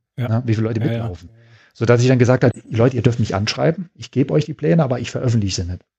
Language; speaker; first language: German; native; German